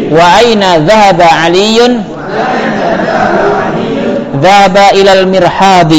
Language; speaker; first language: Arabic; non-native, fluent; Indonesian